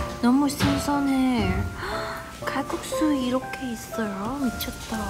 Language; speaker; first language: Korean; non-native, learner; Cantonese